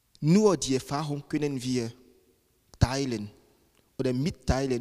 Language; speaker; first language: German; non-native, fluent; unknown